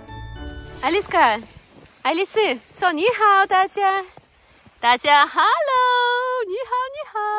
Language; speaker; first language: Chinese; non-native, learner; Russian